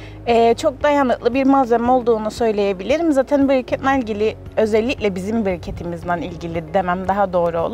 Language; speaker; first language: Turkish; native; Turkish